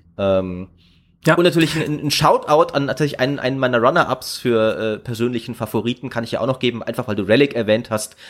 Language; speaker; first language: German; native; German